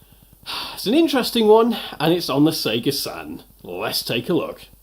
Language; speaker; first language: English; native; English